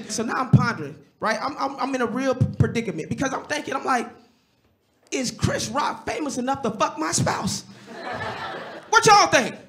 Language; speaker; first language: English; native; English